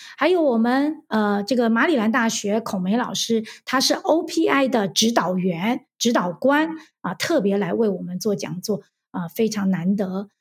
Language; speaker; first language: Chinese; native; Chinese